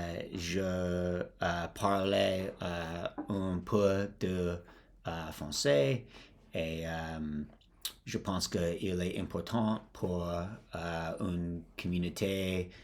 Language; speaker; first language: French; non-native, learner; English